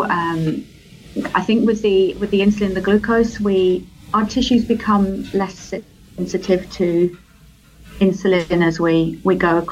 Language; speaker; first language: English; native; English